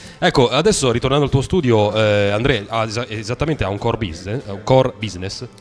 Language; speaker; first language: Italian; native; Italian